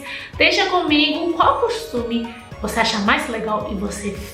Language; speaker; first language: Portuguese; non-native, fluent; Chinese